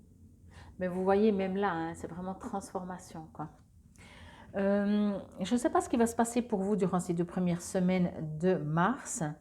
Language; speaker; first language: French; native; French